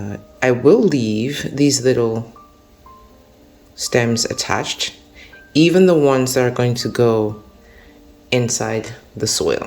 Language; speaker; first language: English; native; English